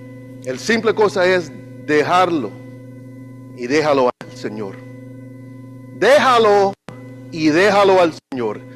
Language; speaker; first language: Spanish; non-native, learner; English